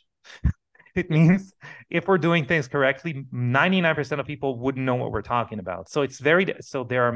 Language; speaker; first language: English; non-native, fluent; Hebrew